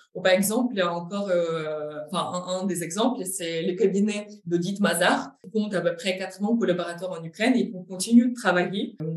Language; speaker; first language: French; non-native, fluent; Ukrainian